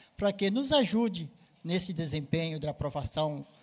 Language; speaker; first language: Portuguese; native; Portuguese